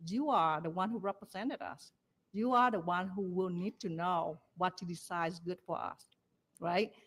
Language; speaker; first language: English; non-native, learner; Vietnamese